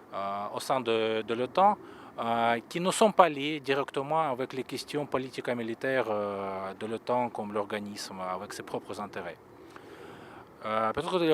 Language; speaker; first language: French; non-native, fluent; Russian